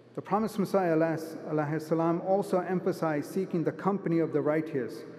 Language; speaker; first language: English; native; English